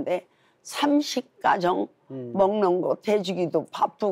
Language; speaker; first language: Korean; native; Korean